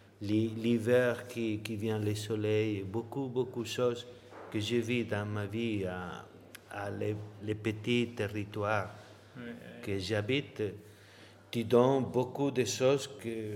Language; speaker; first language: French; non-native, learner; Spanish